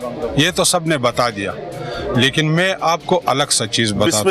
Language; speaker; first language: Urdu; non-native, local second language; Pashto